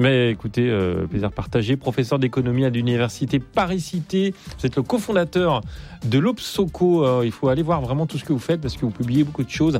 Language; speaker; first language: French; native; French